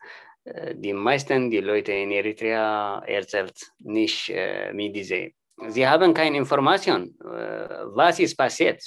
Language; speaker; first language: German; non-native, learner; Tigrinya